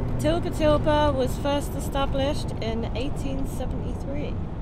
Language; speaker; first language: English; native; English